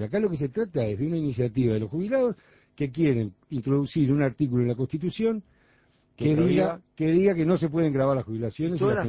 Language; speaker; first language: Spanish; native; Spanish